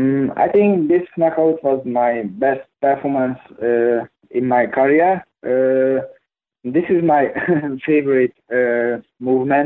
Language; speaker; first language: English; non-native, learner; Hungarian